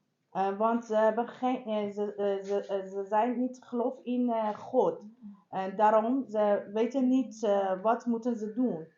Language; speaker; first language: Dutch; non-native, learner; Persian